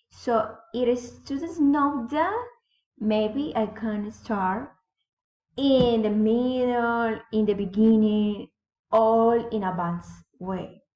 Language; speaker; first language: English; non-native, learner; Spanish